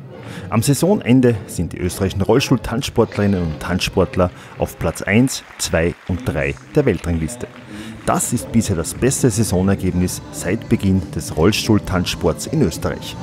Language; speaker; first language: German; native; German